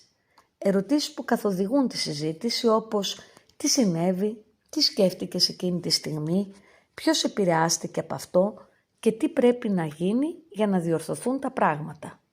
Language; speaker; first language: Greek; native; Greek